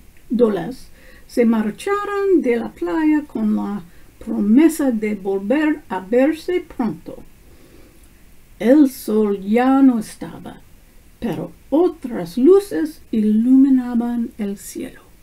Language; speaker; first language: Spanish; non-native, learner; English